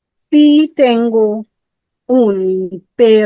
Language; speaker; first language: Spanish; non-native, learner; English